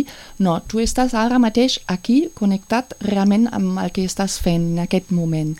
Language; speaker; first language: Catalan; non-native, fluent; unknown